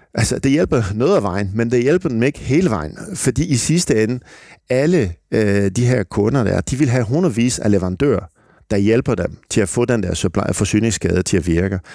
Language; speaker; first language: Danish; non-native, fluent; French